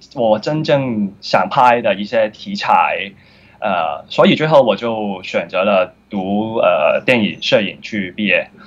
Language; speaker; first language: Chinese; non-native, fluent; Cantonese